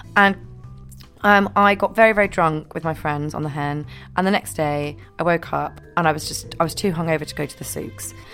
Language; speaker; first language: English; native; English